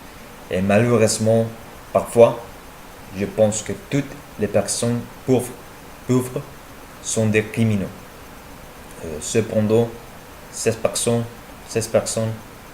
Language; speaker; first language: French; non-native, learner; Spanish